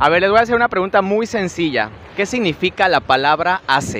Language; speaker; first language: Spanish; native; Spanish